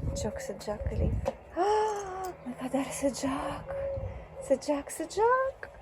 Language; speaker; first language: Turkish; non-native, learner; Russian